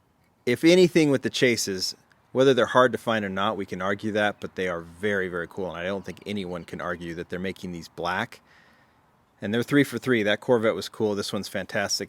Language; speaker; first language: English; native; English